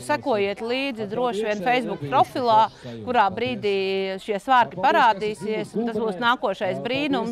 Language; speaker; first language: Latvian; native; Latvian